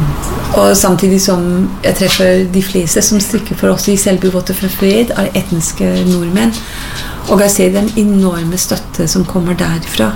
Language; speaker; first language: Norwegian; non-native, fluent; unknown